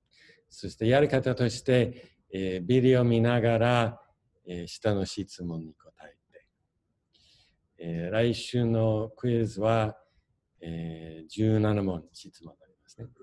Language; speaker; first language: Japanese; non-native, fluent; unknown